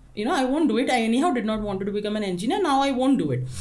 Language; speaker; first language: English; non-native, local second language; Hindi